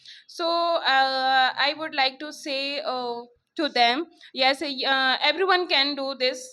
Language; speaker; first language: English; non-native, local second language; Hindi